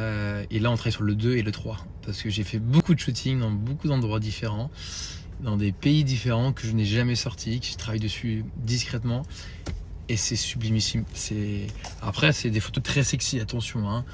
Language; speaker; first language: French; native; French